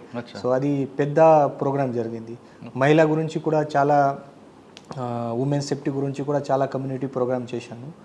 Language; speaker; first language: Telugu; non-native, fluent; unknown